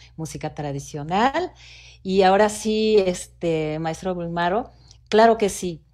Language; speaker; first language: Spanish; non-native, fluent; Japanese